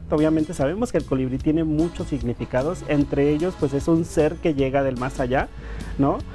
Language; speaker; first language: Spanish; non-native, local second language; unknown